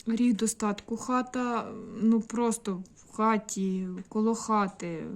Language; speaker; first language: Ukrainian; non-native, local second language; Russian